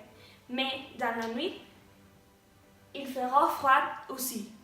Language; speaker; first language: French; non-native, learner; Spanish